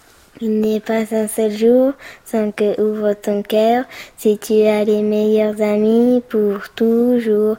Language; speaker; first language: French; early bilingual, other home language; Pashto